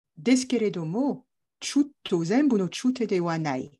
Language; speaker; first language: Japanese; non-native, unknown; French